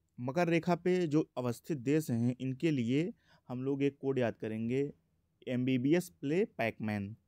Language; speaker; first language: Hindi; native; Hindi